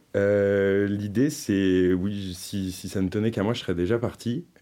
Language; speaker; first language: French; native; French